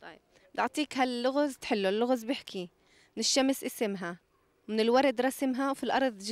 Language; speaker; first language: Arabic; native; Arabic